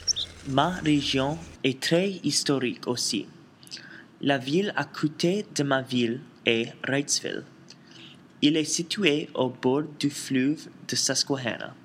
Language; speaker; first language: French; non-native, learner; English